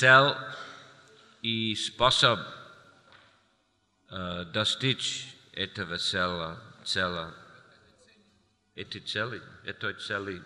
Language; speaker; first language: Russian; non-native, fluent; English